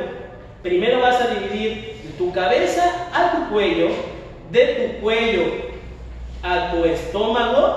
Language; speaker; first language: Spanish; native; Spanish